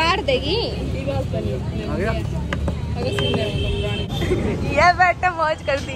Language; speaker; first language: Hindi; native; Hindi